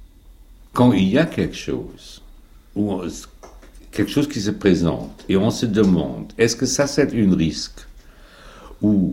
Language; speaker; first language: French; non-native, fluent; German